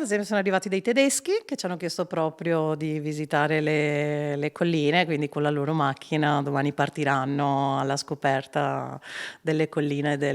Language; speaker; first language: Italian; native; Italian